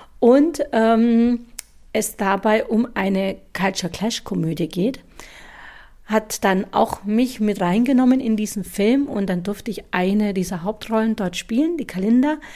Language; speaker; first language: German; native; German